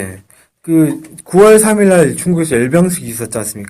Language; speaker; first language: Korean; native; Korean